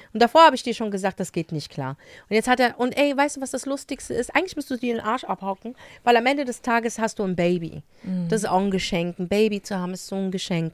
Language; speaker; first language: German; native; German